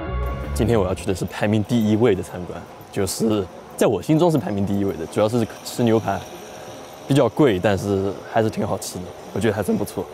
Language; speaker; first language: Chinese; native; Chinese